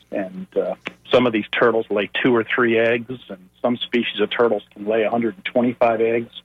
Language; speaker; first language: English; native; English